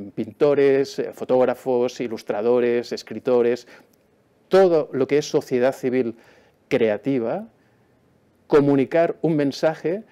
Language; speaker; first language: Spanish; native; Spanish